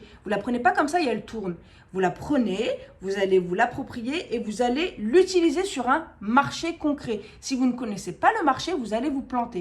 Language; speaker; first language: French; native; French